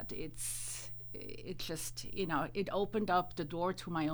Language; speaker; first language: English; non-native, fluent; German